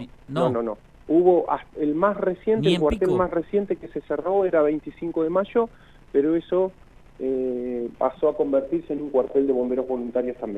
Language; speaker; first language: Spanish; native; Spanish